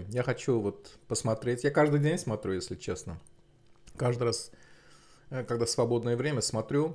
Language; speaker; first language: Russian; non-native, fluent; Azerbaijani